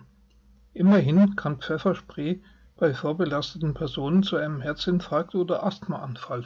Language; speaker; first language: German; native; German